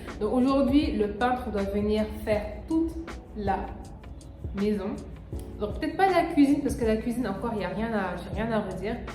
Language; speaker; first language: French; non-native, local second language; Wolof